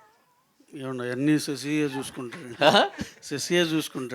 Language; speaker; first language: Telugu; native; Telugu